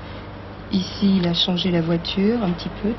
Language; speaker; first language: French; native; French